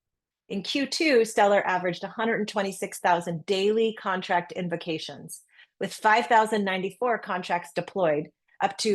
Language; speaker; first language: English; native; English